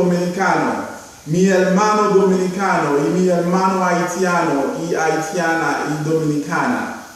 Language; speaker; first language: Spanish; non-native, fluent; Haitian Creole